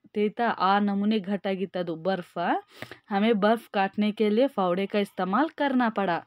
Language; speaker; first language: Hindi; non-native, local second language; Kannada